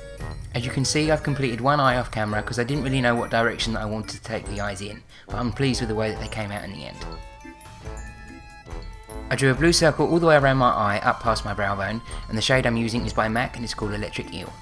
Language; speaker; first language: English; native; English